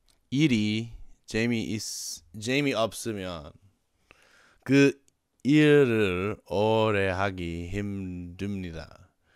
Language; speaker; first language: Korean; non-native, learner; English